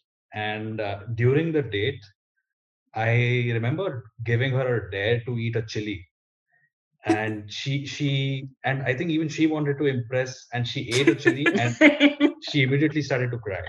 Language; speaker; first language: English; non-native, local second language; Kannada